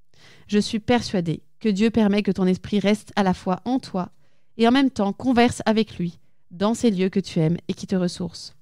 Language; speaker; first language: French; native; French